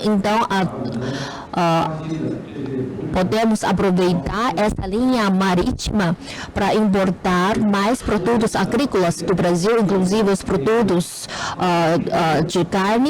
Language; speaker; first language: Portuguese; non-native, fluent; Chinese